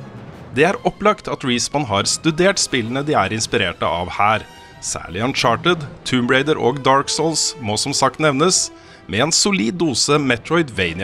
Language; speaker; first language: Norwegian; native; Norwegian